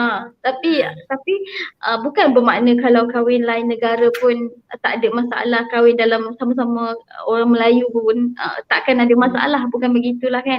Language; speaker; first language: Malay; native; Malay